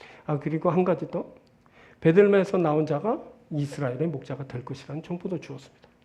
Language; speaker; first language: Korean; native; Korean